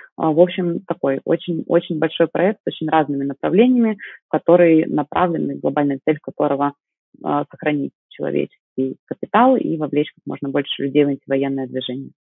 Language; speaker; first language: Russian; native; Russian